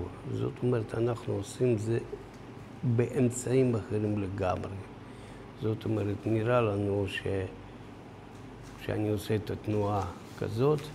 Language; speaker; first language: Hebrew; non-native, fluent; Russian